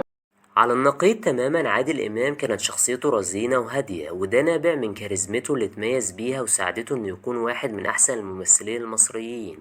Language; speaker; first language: Arabic; native; Arabic